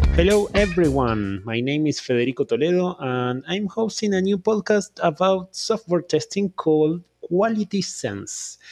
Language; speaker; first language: English; non-native, fluent; Spanish